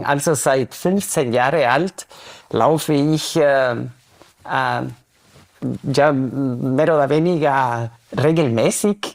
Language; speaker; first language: German; non-native, fluent; Spanish